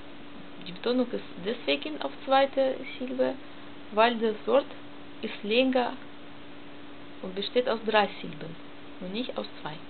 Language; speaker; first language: German; non-native, learner; Russian